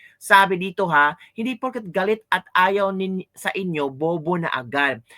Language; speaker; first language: Filipino; non-native, local second language; Cebuano